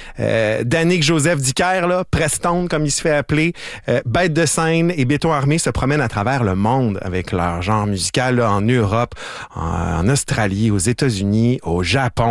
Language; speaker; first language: French; native; French